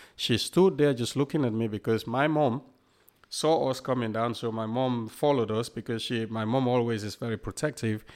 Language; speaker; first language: English; non-native, local second language; Krio